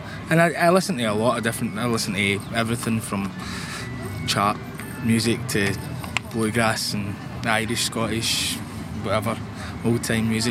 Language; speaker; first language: English; native; English